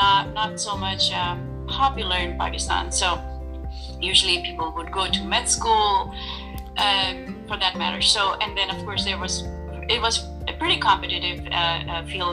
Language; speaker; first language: English; non-native, local second language; Urdu